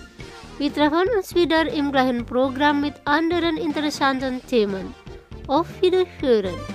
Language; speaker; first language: German; non-native, fluent; Indonesian